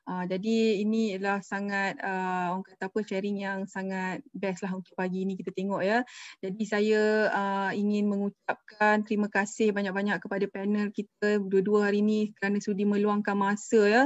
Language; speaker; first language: Malay; native; Malay